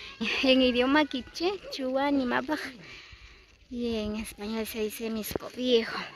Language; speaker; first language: Spanish; native; Spanish